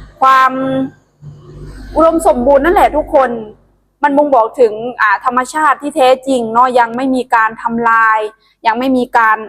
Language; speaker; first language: Thai; non-native, local second language; Northeastern Thai